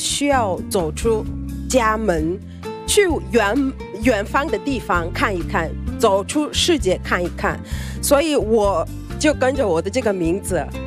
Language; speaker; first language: Chinese; non-native, fluent; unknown